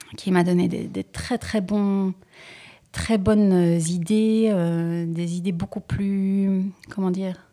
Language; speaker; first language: French; native; French